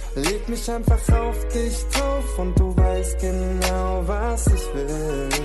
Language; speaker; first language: German; native; German